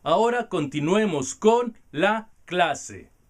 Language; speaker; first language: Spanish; non-native, learner; English